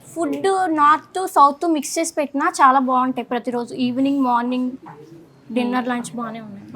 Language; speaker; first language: Telugu; native; Telugu